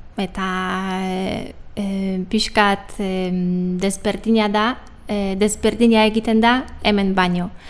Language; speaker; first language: Basque; non-native, learner; Polish